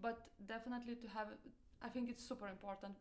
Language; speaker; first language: English; non-native, fluent; Lithuanian